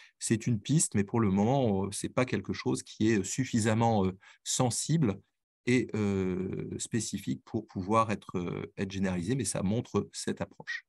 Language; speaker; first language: French; native; French